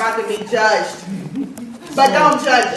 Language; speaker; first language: English; native; English